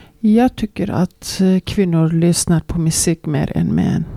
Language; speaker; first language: Swedish; non-native, learner; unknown